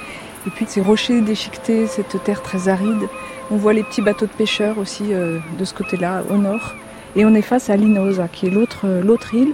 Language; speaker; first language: French; native; French